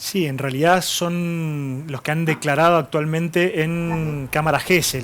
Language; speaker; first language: Spanish; native; Spanish